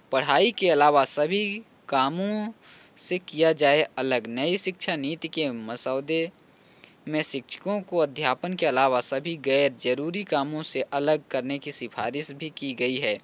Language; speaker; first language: Hindi; native; Hindi